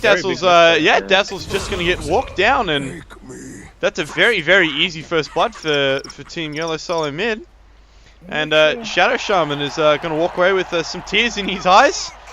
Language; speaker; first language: English; native; English